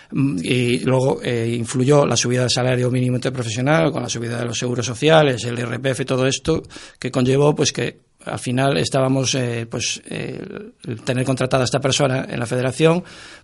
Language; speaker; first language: Spanish; native; Spanish